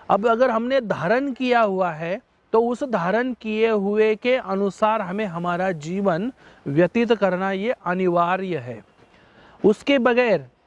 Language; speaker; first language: Hindi; non-native, local second language; Marathi